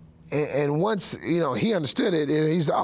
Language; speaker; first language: English; native; English